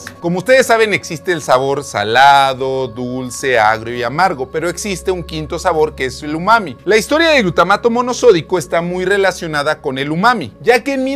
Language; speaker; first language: Spanish; native; Spanish